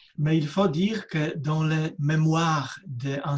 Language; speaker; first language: French; non-native, fluent; Polish